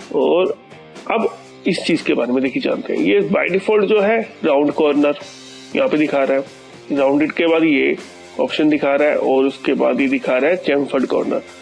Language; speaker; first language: Hindi; native; Hindi